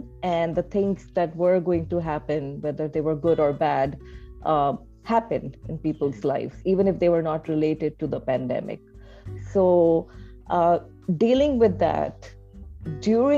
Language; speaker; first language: English; non-native, local second language; Hindi